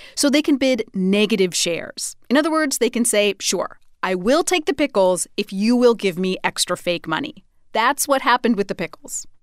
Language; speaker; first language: English; native; English